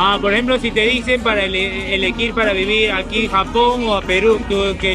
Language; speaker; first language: Spanish; native; Spanish